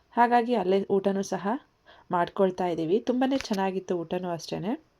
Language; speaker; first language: Kannada; native; Kannada